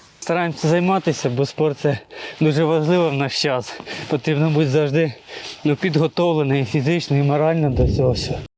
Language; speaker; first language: Ukrainian; native; Ukrainian